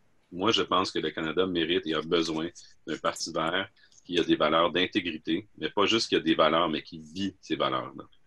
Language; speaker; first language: French; native; French